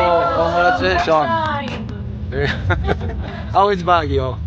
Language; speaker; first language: English; non-native, learner; Japanese